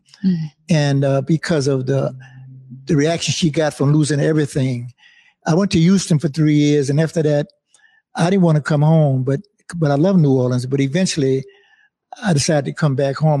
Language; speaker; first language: English; native; English